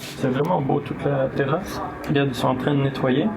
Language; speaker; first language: French; native; French